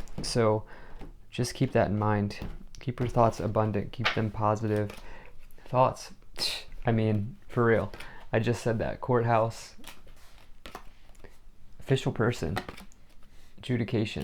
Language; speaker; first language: English; native; English